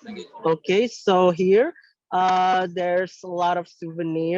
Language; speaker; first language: English; non-native, fluent; Indonesian